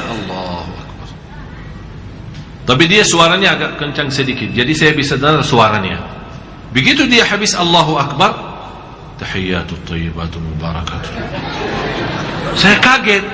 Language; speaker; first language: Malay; non-native, fluent; Arabic